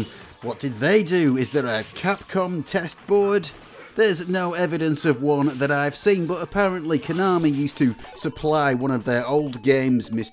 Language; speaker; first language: English; native; English